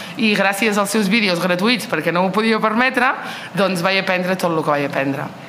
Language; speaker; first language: Catalan; early bilingual, other home language; Riffian